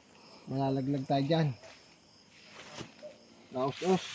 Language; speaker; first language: Filipino; native; Filipino